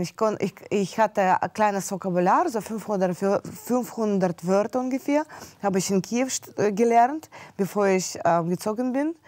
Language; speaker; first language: German; non-native, fluent; Russian